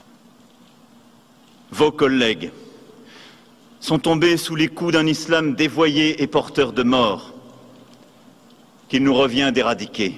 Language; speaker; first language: French; native; French